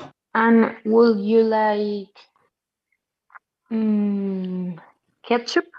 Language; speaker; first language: English; non-native, learner; Spanish